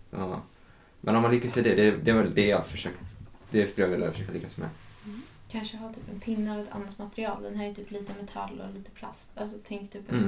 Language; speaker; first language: Swedish; native; Swedish